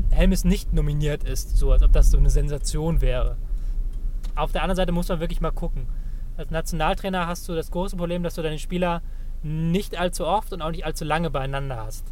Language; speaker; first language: German; native; German